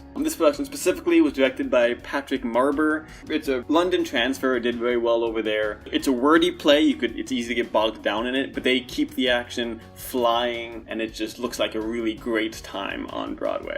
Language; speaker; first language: English; native; English